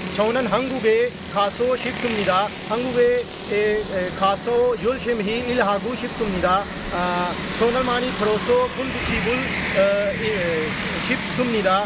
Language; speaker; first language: Korean; non-native, learner; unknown